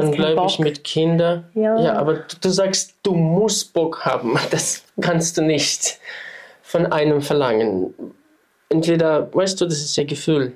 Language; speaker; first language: German; non-native, fluent; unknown